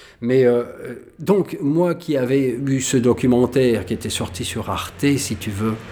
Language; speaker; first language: French; native; French